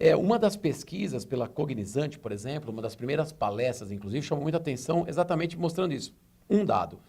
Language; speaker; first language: Portuguese; native; Portuguese